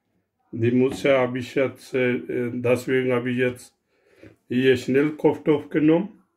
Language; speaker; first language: German; non-native, learner; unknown